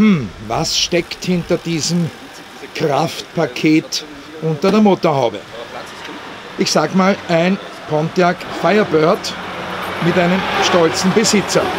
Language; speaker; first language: German; native; German